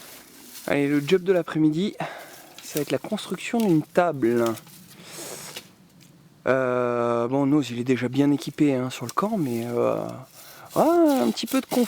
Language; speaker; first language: French; native; French